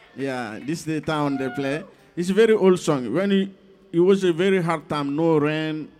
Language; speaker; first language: English; non-native, learner; Bambara